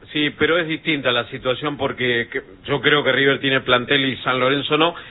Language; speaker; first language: Spanish; native; Spanish